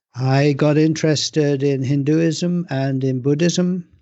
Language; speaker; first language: English; native; English